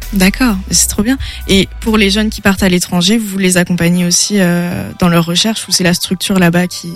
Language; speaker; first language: French; native; French